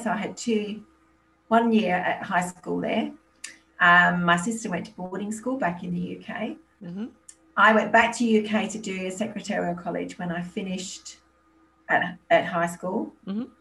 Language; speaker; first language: English; native; English